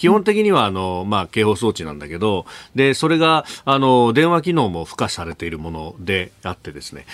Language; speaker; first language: Japanese; native; Japanese